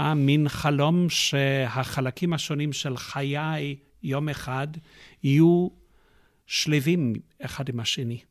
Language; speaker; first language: Hebrew; non-native, fluent; English